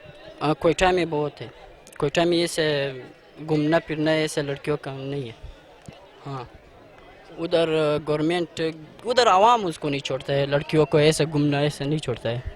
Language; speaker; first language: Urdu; non-native, local second language; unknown